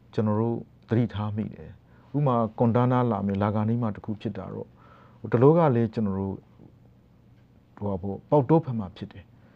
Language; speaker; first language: Burmese; native; Burmese